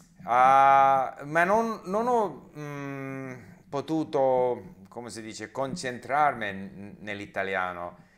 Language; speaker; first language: Italian; non-native, learner; English